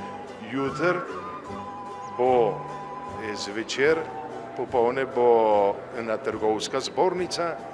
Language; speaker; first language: Slovenian; early bilingual, heritage; Slovenian